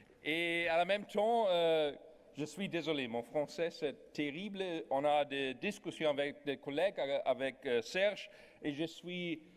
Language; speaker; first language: French; non-native, learner; German